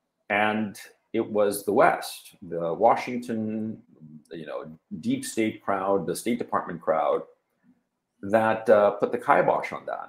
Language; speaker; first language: English; native; English